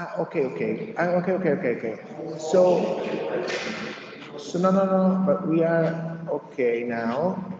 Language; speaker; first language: English; non-native, fluent; Italian